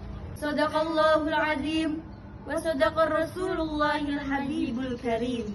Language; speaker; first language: Arabic; non-native, learner; Indonesian